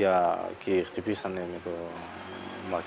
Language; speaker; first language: Greek; non-native, learner; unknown